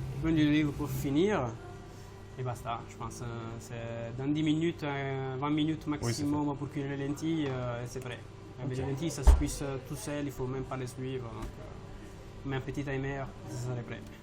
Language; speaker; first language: French; non-native, fluent; Italian